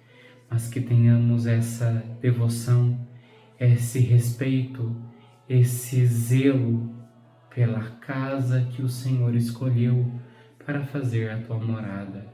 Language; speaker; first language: Portuguese; native; Portuguese